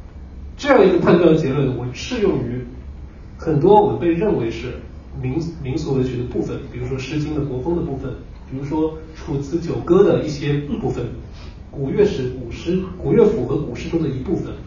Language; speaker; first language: Chinese; native; Chinese